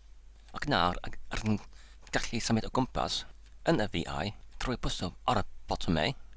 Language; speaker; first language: Welsh; non-native, local second language; English